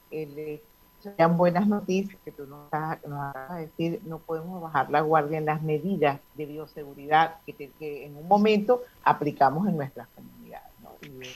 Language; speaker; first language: Spanish; native; Spanish